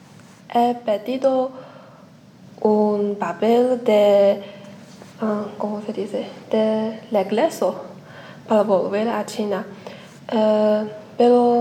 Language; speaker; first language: Spanish; non-native, learner; Chinese